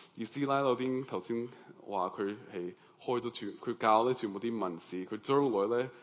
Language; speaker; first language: Cantonese; early bilingual, heritage; Cantonese